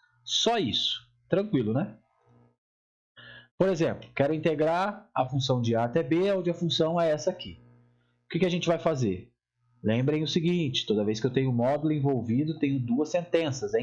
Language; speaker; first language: Portuguese; native; Portuguese